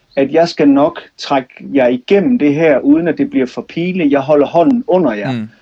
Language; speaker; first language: Danish; native; Danish